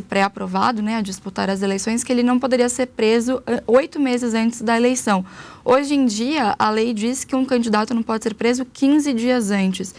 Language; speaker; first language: Portuguese; native; Portuguese